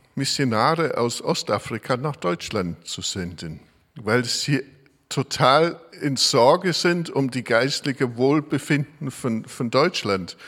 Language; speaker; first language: German; non-native, fluent; English